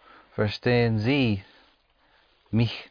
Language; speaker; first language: German; non-native, learner; English